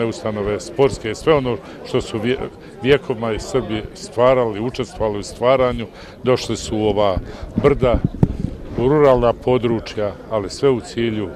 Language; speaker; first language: Serbian; native; Serbian